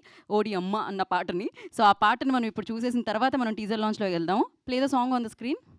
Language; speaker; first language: Telugu; native; Telugu